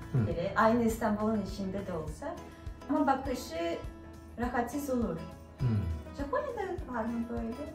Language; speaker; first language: Turkish; non-native, fluent; Russian